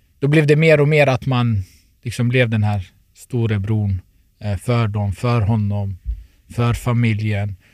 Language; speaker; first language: Swedish; early bilingual, other home language; Turoyo